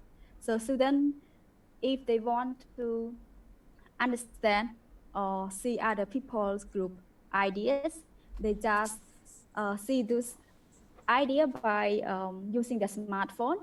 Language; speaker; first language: English; non-native, learner; Khmer